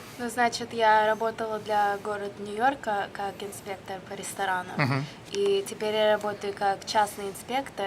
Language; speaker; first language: Russian; early bilingual, other home language; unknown